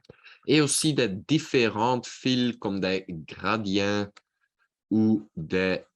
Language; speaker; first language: French; non-native, local second language; Dutch